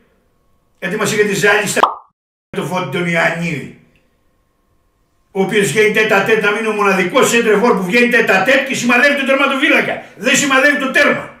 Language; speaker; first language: Greek; native; Greek